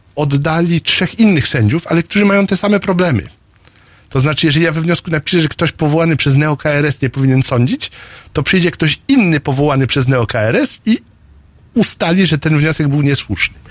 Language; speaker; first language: Polish; native; Polish